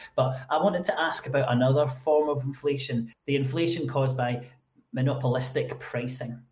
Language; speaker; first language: English; native; English